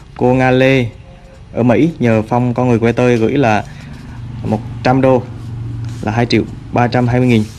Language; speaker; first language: Vietnamese; native; Vietnamese